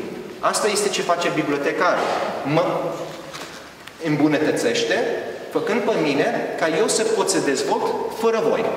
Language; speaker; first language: Romanian; early bilingual, heritage; Romanian